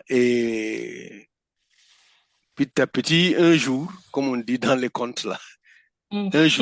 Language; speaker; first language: French; non-native, local second language; Fula